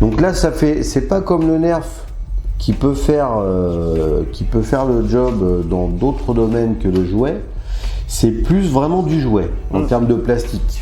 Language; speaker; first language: French; native; French